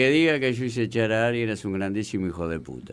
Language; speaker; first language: Spanish; native; Spanish